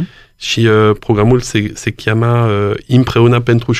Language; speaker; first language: Romanian; non-native, learner; French